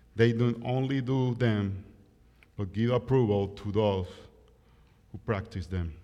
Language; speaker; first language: English; non-native, fluent; Spanish